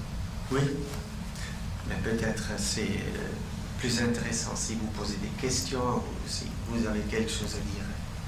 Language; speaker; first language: French; non-native, local second language; German